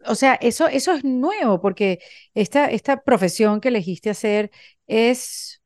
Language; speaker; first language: Spanish; native; Spanish